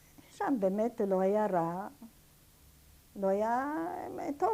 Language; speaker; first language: Hebrew; non-native, fluent; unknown